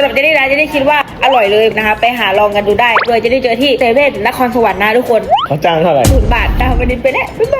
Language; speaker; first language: Thai; native; Thai